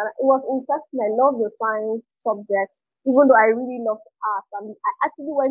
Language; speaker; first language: English; non-native, local second language; Igbo